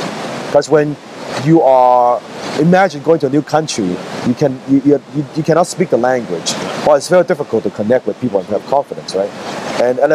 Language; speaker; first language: English; non-native, local second language; Cantonese